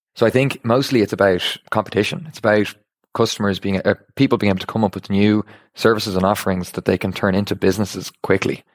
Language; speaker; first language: English; native; English